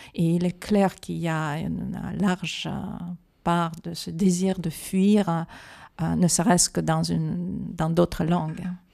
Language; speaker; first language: French; non-native, fluent; Russian